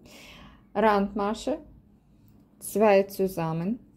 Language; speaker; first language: German; non-native, learner; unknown